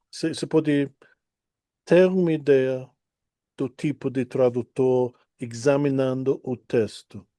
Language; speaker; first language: Portuguese; non-native, fluent; English